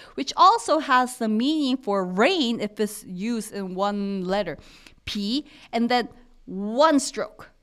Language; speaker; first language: English; non-native, fluent; Korean